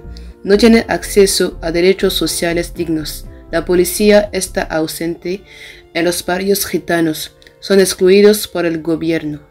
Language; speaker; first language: Spanish; non-native, learner; French